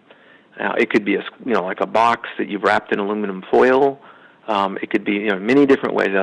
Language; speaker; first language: English; native; English